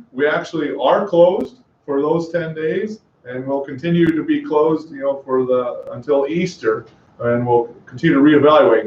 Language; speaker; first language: English; native; English